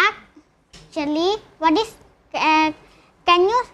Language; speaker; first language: English; non-native, learner; Indonesian